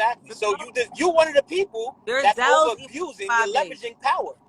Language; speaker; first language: English; native; English